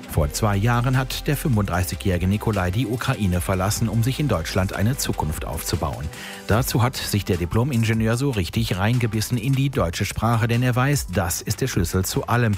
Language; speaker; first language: German; native; German